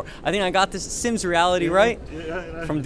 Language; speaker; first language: English; native; English